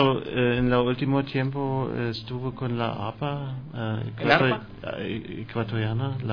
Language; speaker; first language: Spanish; non-native, learner; German